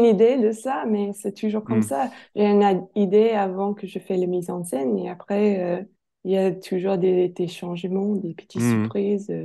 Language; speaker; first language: French; non-native, fluent; English